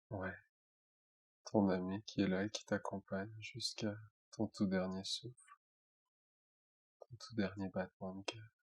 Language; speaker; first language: French; native; French